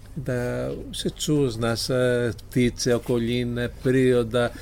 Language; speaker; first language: Serbian; non-native, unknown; Greek